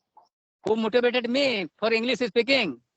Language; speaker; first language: English; non-native, learner; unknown